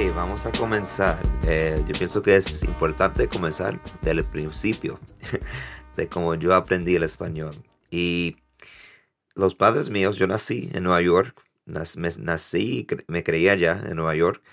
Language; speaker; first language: Spanish; early bilingual, heritage; Spanish